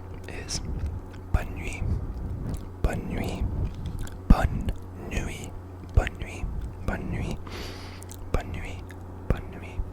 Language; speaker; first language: French; non-native, learner; English